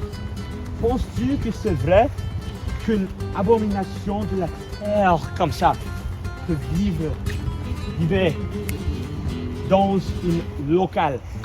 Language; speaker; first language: French; non-native, learner; English